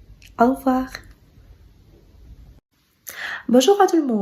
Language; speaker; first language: French; non-native, fluent; Russian